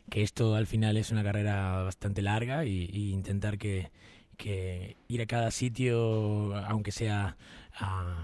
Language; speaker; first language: Spanish; native; Spanish